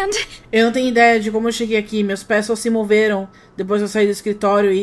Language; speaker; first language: Portuguese; native; Portuguese